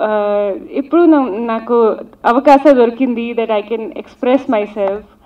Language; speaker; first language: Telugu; non-native, local second language; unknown